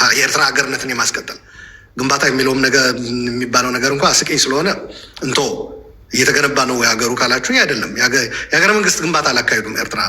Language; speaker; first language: Amharic; non-native, local second language; Tigrinya